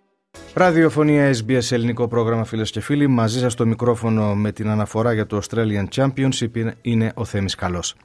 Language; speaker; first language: Greek; native; Greek